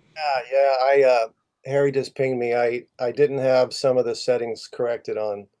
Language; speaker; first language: English; native; English